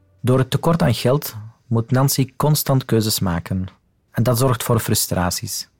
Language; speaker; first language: Dutch; non-native, fluent; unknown